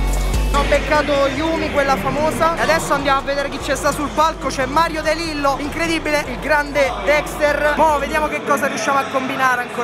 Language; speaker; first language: Italian; native; Italian